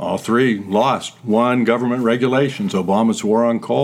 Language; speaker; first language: English; native; English